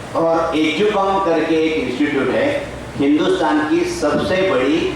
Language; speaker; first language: Hindi; non-native, local second language; Marathi